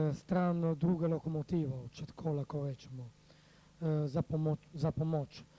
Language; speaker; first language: Slovenian; non-native, learner; Italian